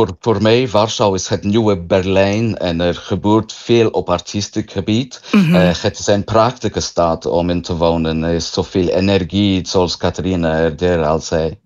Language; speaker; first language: Dutch; non-native, learner; English